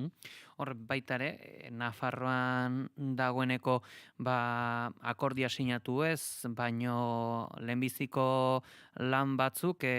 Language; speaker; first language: Basque; native; Basque